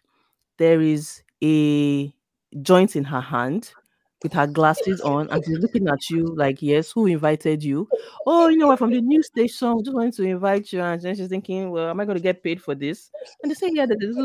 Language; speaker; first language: English; non-native, local second language; Yoruba